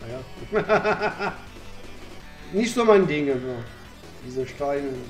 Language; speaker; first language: German; non-native, learner; French